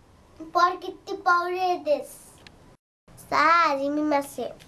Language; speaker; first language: Japanese; non-native, learner; Nepali